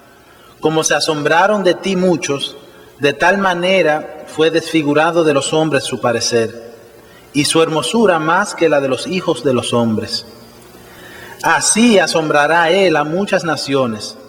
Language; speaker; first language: Spanish; native; Spanish